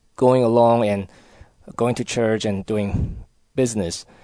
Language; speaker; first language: English; early bilingual, other home language; Chinese